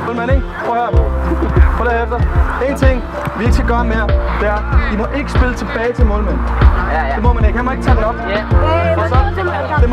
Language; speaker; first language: Danish; native; Danish